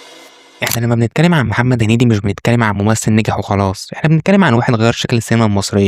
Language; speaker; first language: Arabic; native; Arabic